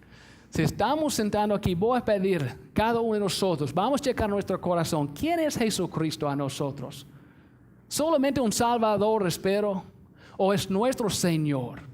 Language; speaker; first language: Spanish; non-native, fluent; English